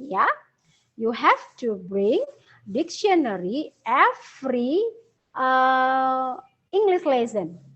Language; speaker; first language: English; non-native, learner; Indonesian